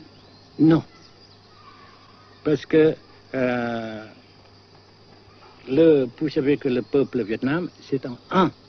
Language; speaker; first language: French; non-native, fluent; Vietnamese